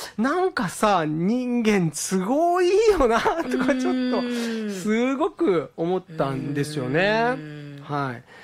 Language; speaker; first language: Japanese; native; Japanese